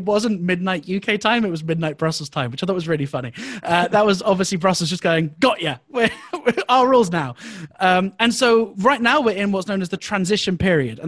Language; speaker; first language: English; native; English